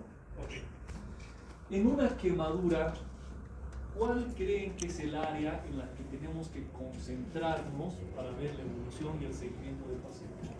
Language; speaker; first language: Spanish; native; Spanish